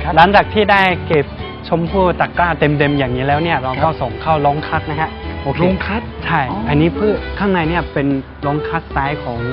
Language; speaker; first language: Thai; non-native, fluent; Chinese